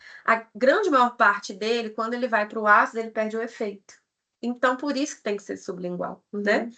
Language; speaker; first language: Portuguese; native; Portuguese